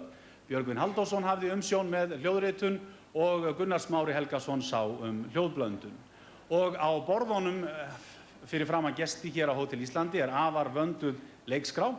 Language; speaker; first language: Icelandic; native; Icelandic